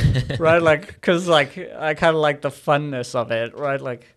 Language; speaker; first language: English; native; English